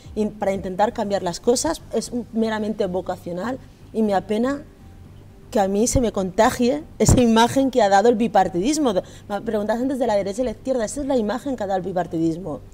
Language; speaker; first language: Spanish; native; Spanish